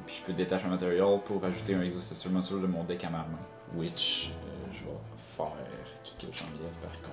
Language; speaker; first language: French; native; French